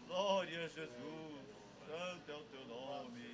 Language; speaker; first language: Portuguese; native; Portuguese